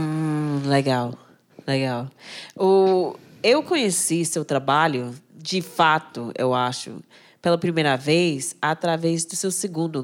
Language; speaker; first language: Portuguese; non-native, fluent; English